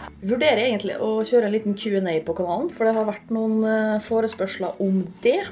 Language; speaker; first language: Norwegian; native; Norwegian